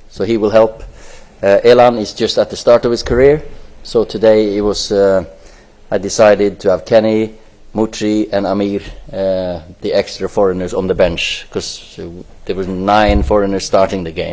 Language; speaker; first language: English; non-native, fluent; Norwegian